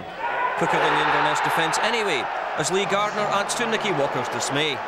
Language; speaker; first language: English; native; English